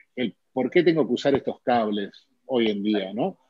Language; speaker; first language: Spanish; native; Spanish